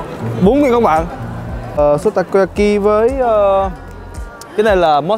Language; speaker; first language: Vietnamese; non-native, fluent; Korean